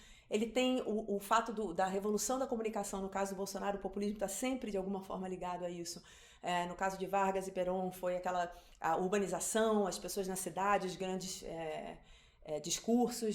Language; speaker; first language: Portuguese; native; Portuguese